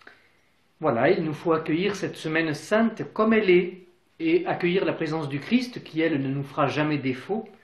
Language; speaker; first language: French; native; French